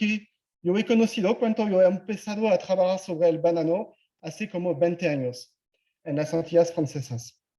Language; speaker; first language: Spanish; non-native, fluent; French